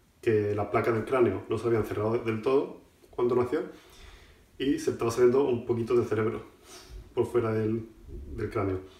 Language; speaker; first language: Spanish; native; Spanish